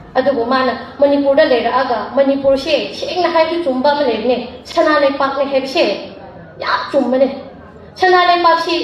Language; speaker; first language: Manipuri; native; Manipuri